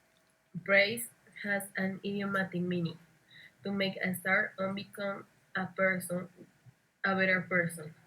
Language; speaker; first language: English; non-native, learner; Spanish